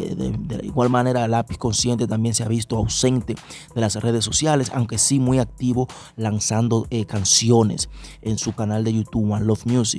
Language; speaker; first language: Spanish; native; Spanish